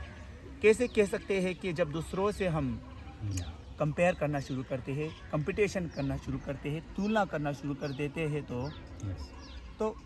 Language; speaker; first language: Hindi; non-native, local second language; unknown